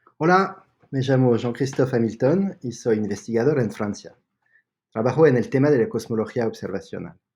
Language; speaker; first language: Spanish; non-native, fluent; French